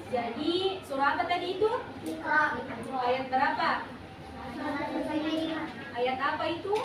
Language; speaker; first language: Indonesian; native; Indonesian